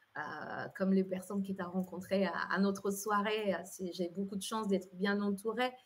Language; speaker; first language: French; non-native, fluent; Spanish